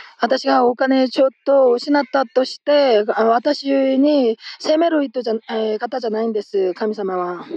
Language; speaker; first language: Japanese; non-native, fluent; Korean